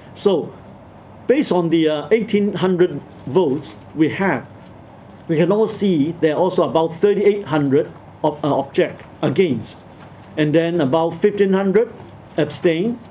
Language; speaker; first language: English; non-native, local second language; Cantonese